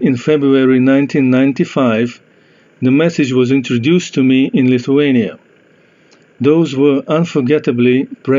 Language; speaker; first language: English; non-native, fluent; Russian